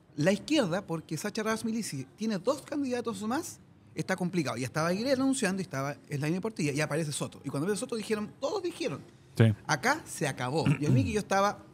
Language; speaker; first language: Spanish; native; Spanish